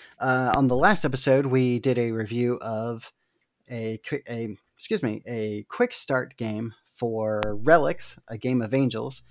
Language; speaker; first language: English; native; English